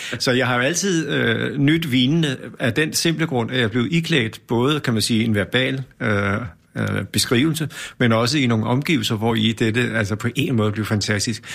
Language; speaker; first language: Danish; native; Danish